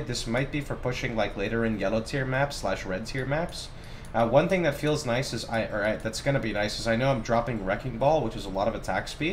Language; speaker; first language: English; native; English